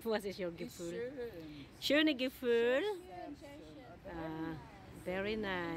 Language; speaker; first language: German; non-native, learner; Filipino